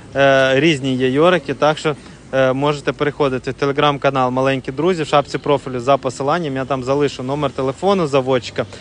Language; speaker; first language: Ukrainian; non-native, local second language; Russian